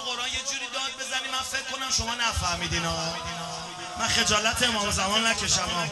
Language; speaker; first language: Persian; native; Persian